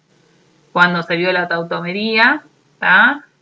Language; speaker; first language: Spanish; native; Spanish